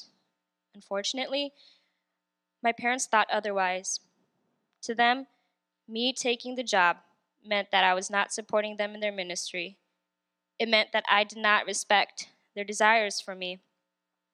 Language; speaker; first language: English; native; English